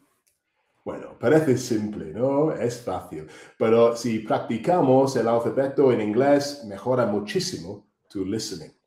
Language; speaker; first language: Spanish; non-native, fluent; English